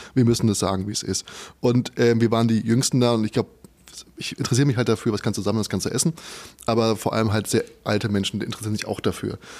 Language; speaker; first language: German; native; German